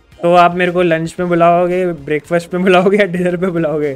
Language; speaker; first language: Hindi; native; Hindi